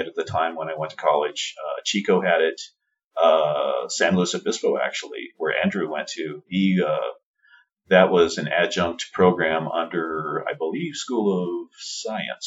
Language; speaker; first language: English; native; English